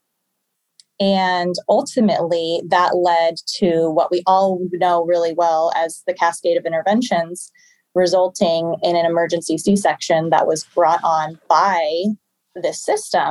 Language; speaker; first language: English; native; English